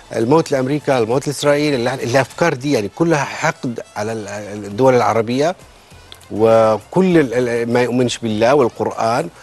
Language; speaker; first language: Arabic; native; Arabic